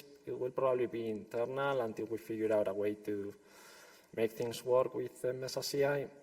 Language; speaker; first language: English; non-native, fluent; Spanish